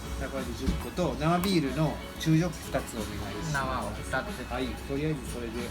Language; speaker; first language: Japanese; native; Japanese